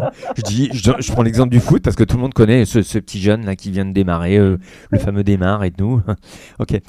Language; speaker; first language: French; native; French